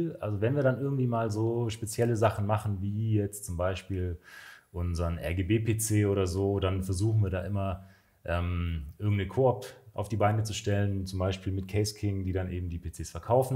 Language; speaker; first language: German; native; German